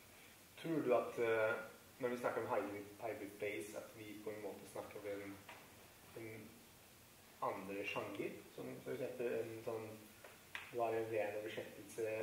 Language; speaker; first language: Norwegian; non-native, fluent; Italian